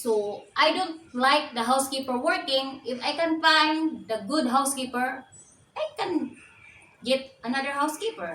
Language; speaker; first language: English; non-native, local second language; Cebuano